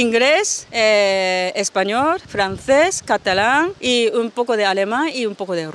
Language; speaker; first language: Spanish; non-native, fluent; Japanese